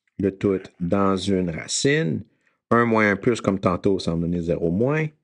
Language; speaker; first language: French; native; French